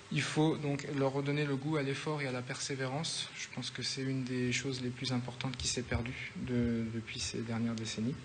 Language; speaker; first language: French; native; French